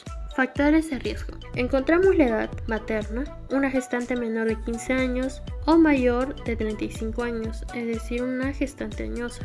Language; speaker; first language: Spanish; native; Spanish